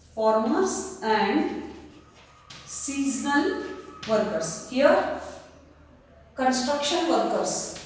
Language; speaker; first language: English; non-native, local second language; Kannada